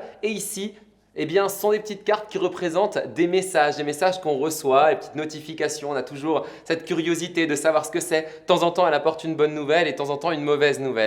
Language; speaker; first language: French; native; French